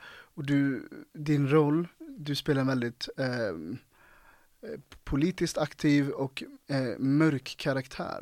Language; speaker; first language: Swedish; native; Swedish